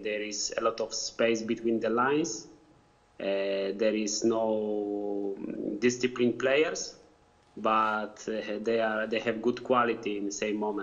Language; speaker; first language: English; non-native, fluent; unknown